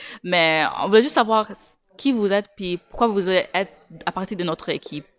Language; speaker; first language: French; native; French